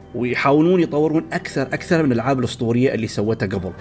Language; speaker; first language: Arabic; early bilingual, heritage; Arabic